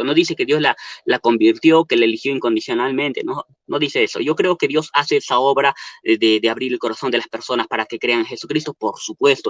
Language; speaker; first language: Spanish; native; Spanish